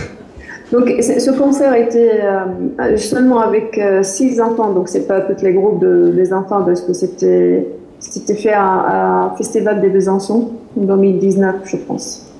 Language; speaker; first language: French; non-native, fluent; Arabic